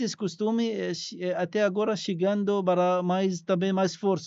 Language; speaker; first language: Portuguese; non-native, learner; Arabic